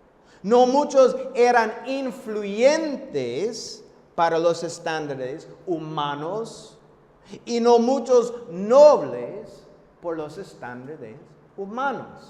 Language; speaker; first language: Spanish; non-native, fluent; English